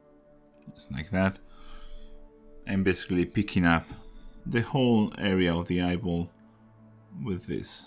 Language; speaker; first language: English; non-native, fluent; Spanish